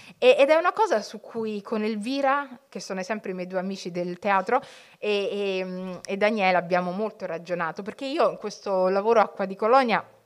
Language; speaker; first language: Italian; early bilingual, other home language; Somali